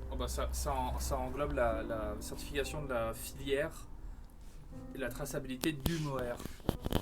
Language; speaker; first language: French; native; French